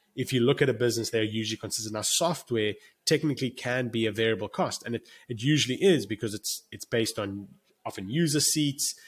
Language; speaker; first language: English; native; English